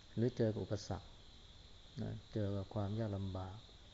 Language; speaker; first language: Thai; native; Thai